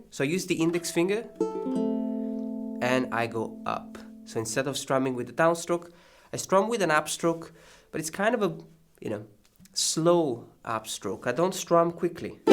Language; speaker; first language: English; non-native, fluent; Italian